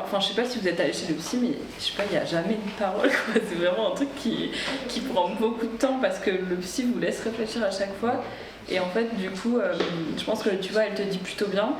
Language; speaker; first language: French; native; French